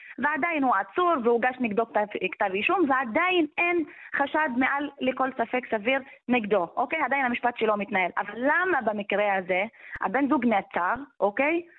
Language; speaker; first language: Hebrew; non-native, local second language; Arabic